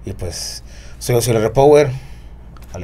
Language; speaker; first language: Spanish; native; Spanish